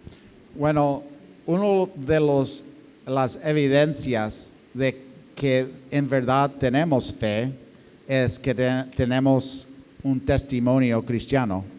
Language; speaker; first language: Spanish; non-native, fluent; English